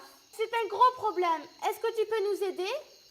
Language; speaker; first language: French; non-native, learner; English